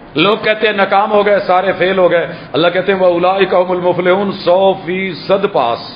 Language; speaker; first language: Urdu; non-native, local second language; Punjabi